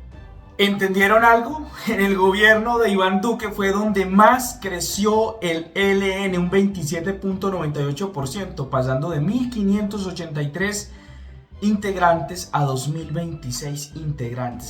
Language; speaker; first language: Spanish; native; Spanish